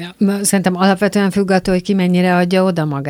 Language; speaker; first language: Hungarian; native; Hungarian